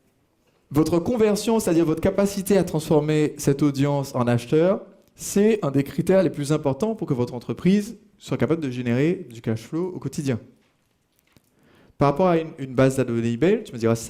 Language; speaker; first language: French; native; French